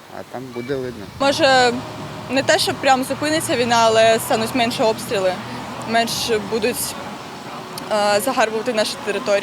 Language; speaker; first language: Ukrainian; non-native, local second language; Russian